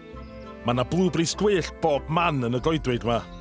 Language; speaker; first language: Welsh; native; Welsh